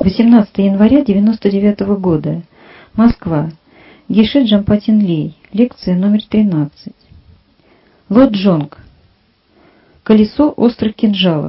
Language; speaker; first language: Russian; native; Russian